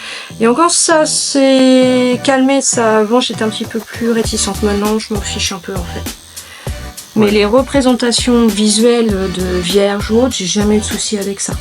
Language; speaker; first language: French; native; French